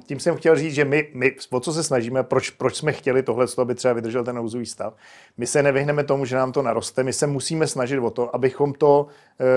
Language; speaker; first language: Czech; native; Czech